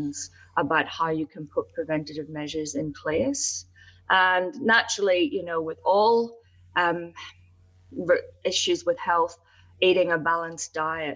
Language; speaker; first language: English; native; English